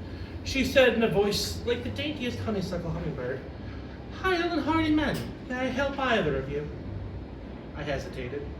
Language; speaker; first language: English; native; English